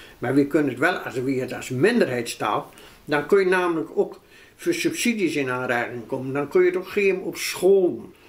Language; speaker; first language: Dutch; native; Dutch